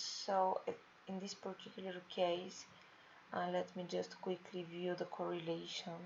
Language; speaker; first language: English; non-native, fluent; Bulgarian